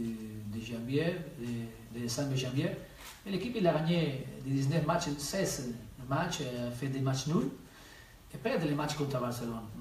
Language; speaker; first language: French; non-native, learner; Spanish